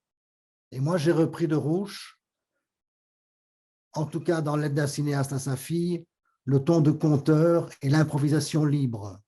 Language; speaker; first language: French; native; French